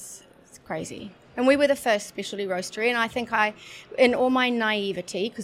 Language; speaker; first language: English; native; English